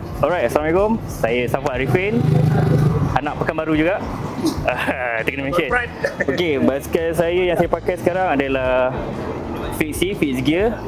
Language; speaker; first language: Malay; native; Malay